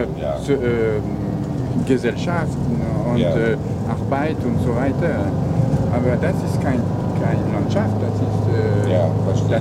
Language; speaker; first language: German; non-native, learner; French